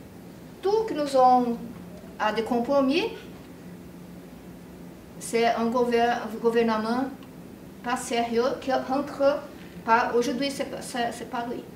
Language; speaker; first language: French; non-native, learner; Portuguese